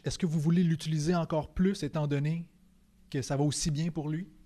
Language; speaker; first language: French; native; French